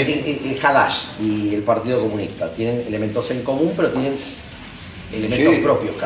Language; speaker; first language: Spanish; native; Spanish